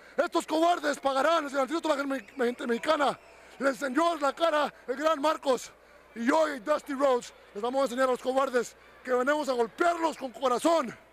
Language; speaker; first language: Spanish; early bilingual, heritage; Spanish